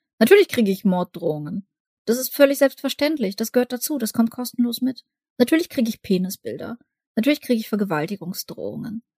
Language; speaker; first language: German; early bilingual, other home language; Russian